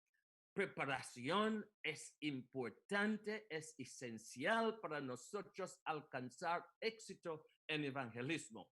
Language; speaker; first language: Spanish; non-native, learner; English